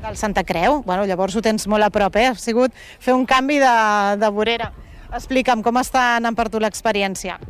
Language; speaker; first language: Catalan; native; Catalan